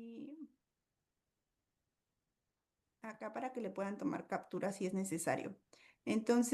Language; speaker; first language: Spanish; native; Spanish